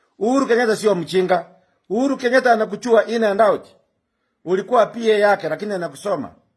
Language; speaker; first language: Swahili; non-native, local second language; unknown